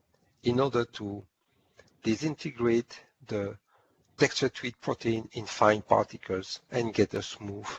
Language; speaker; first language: English; non-native, fluent; French